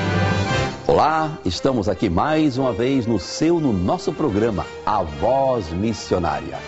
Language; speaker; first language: Portuguese; native; Portuguese